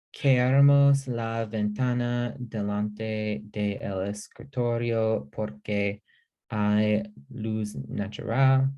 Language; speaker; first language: Spanish; non-native, learner; English